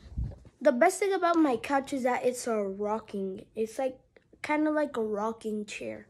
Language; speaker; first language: English; native; English